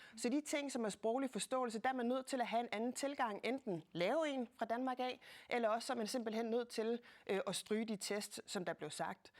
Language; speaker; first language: Danish; early bilingual, other home language; Kalaallisut